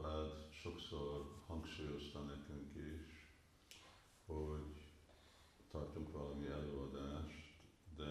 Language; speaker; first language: Hungarian; early bilingual, heritage; Hungarian